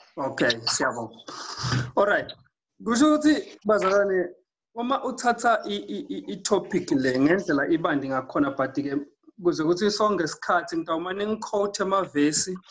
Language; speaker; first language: Zulu; non-native, local second language; Swati